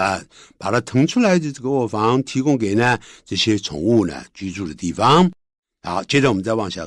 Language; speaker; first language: Chinese; native; Chinese